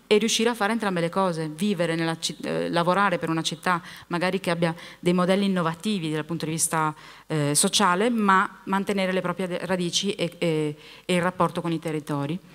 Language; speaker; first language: Italian; native; Italian